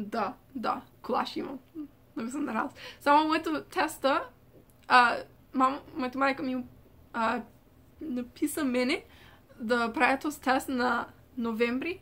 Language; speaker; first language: Bulgarian; early bilingual, heritage; Bulgarian